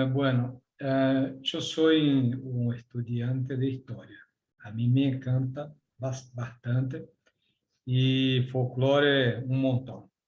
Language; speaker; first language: Spanish; non-native, learner; Portuguese